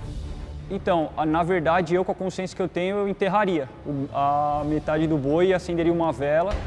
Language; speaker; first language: Portuguese; native; Portuguese